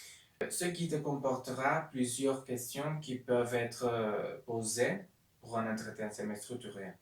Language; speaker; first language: French; non-native, learner; Spanish